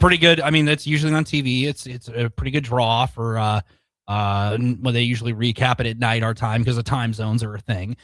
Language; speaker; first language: English; native; English